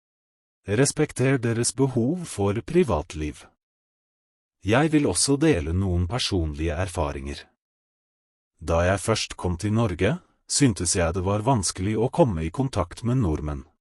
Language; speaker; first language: Norwegian; non-native, fluent; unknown